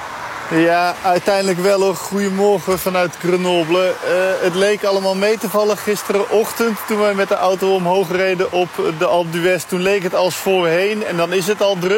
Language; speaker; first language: Dutch; native; Dutch